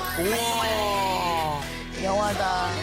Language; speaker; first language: Korean; native; Korean